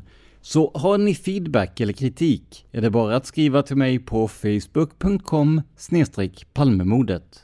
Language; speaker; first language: Swedish; native; Swedish